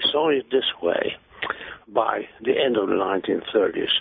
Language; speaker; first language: English; non-native, fluent; Hungarian